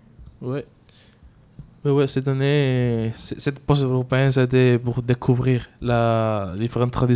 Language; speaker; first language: French; non-native, learner; Spanish